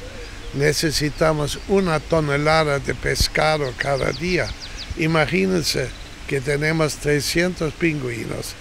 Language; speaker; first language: Spanish; non-native, fluent; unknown